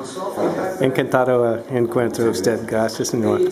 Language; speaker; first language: Spanish; non-native, learner; English